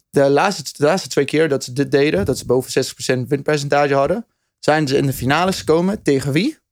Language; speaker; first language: Dutch; non-native, fluent; English